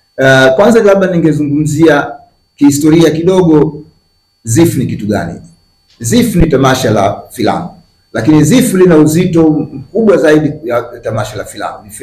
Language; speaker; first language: Swahili; native; Swahili